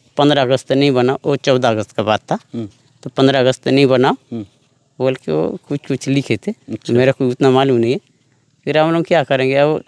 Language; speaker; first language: Hindi; non-native, local second language; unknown